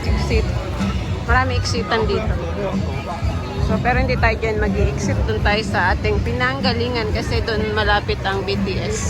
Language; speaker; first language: Filipino; native; Filipino